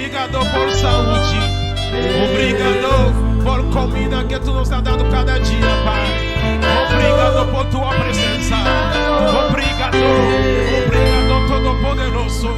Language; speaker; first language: Portuguese; non-native, learner; Haitian Creole